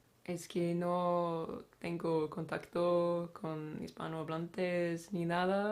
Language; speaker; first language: Spanish; non-native, fluent; Swedish